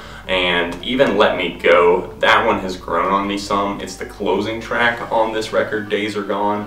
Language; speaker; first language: English; native; English